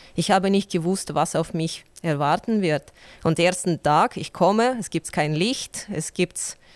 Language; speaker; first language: German; non-native, fluent; Ukrainian